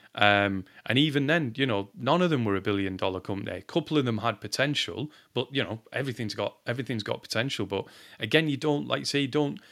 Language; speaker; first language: English; native; English